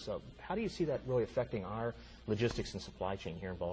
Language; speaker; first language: English; native; English